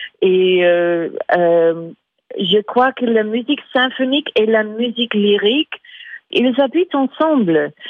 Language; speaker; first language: French; non-native, fluent; English